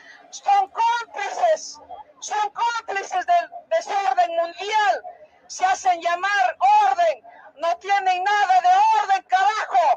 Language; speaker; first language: Spanish; native; Spanish